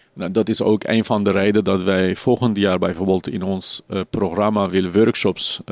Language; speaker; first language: Dutch; non-native, fluent; Arabic